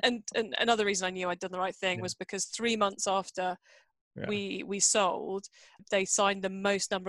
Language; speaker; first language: English; native; English